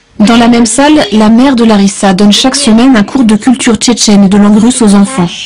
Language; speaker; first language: French; native; French